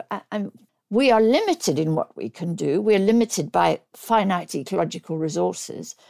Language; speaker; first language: English; native; English